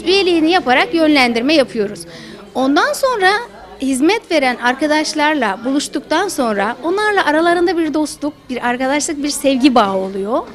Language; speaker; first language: Turkish; native; Turkish